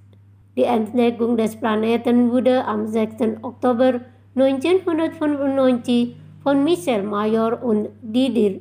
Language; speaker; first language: German; non-native, fluent; Indonesian